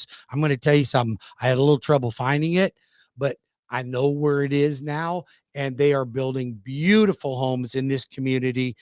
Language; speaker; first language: English; native; English